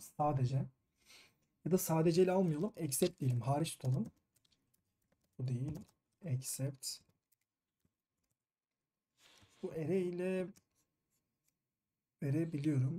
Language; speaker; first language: Turkish; native; Turkish